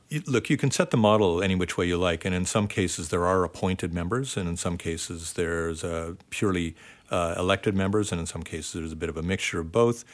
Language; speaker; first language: English; native; English